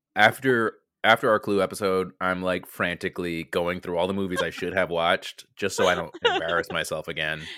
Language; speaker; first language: English; native; English